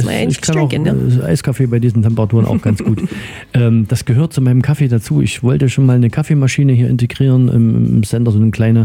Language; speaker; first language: German; native; German